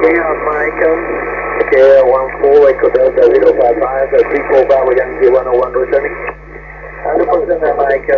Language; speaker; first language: English; non-native, learner; Spanish